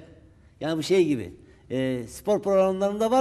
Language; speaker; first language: Turkish; native; Turkish